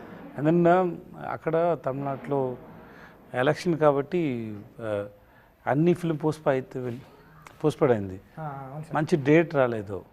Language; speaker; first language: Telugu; non-native, learner; Tamil